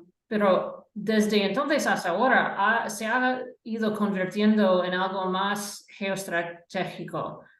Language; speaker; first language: Spanish; non-native, fluent; English